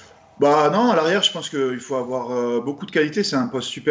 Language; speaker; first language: French; native; French